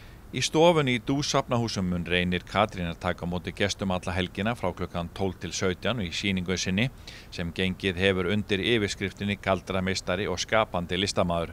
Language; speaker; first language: Icelandic; native; Icelandic